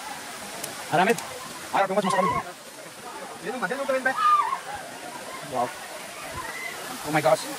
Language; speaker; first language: Indonesian; non-native, learner; Telugu